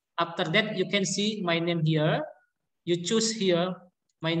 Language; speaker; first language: English; non-native, learner; Indonesian